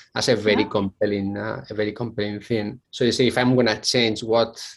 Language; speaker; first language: English; non-native, fluent; Spanish